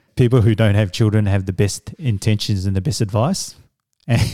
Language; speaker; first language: English; early bilingual, other home language; Samoan